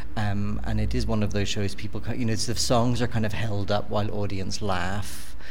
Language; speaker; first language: English; native; English